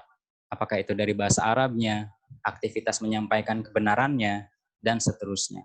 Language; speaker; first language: Indonesian; native; Indonesian